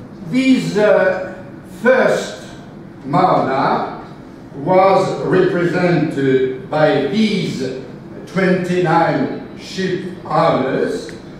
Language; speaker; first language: English; non-native, fluent; French